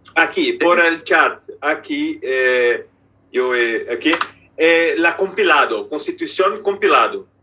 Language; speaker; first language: Spanish; non-native, fluent; Portuguese